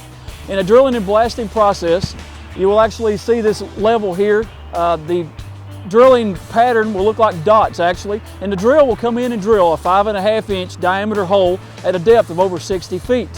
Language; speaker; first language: English; native; English